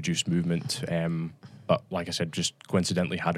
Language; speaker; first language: English; native; English